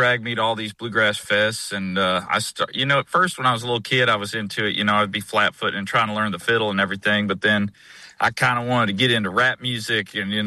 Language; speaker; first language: English; native; English